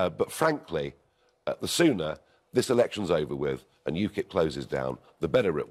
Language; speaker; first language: English; native; English